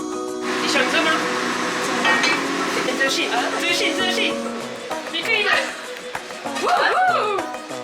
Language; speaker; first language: Chinese; non-native, fluent; French